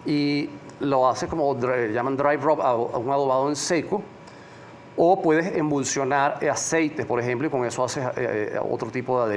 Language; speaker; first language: Spanish; native; Spanish